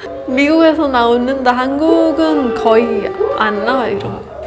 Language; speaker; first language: Korean; non-native, learner; Persian